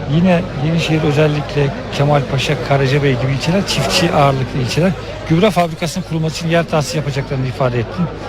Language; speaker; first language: Turkish; native; Turkish